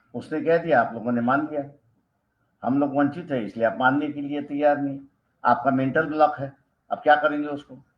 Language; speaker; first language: Hindi; non-native, local second language; Marathi